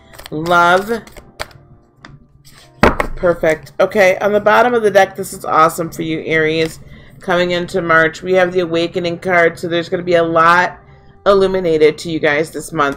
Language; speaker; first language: English; native; English